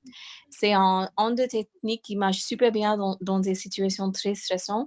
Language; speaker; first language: French; non-native, fluent; English